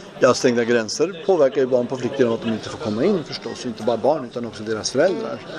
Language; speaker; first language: Swedish; early bilingual, other home language; Turoyo